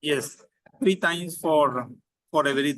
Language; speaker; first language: English; non-native, learner; Spanish